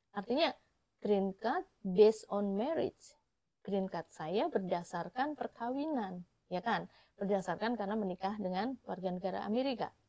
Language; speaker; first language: Indonesian; native; Indonesian